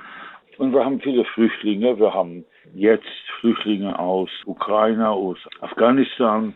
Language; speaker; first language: German; non-native, fluent; English